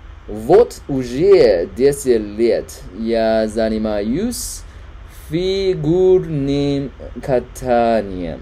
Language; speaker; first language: Russian; non-native, learner; Chinese